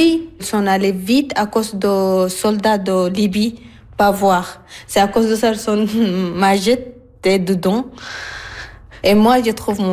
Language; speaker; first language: French; non-native, learner; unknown